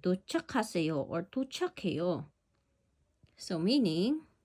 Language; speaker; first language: Korean; non-native, learner; Filipino